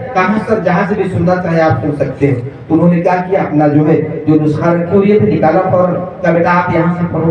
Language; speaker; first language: Urdu; native; Urdu